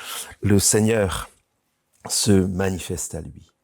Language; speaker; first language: French; native; French